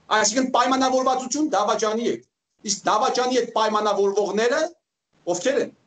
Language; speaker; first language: Armenian; native; Armenian